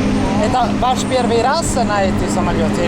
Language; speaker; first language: Russian; non-native, learner; Italian